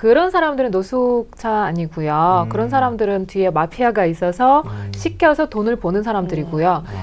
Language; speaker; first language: Korean; non-native, fluent; Russian